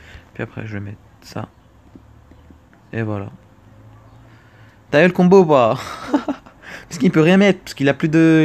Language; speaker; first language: French; native; French